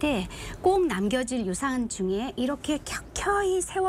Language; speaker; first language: Korean; native; Korean